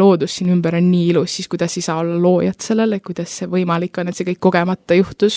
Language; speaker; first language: Estonian; early bilingual, heritage; Estonian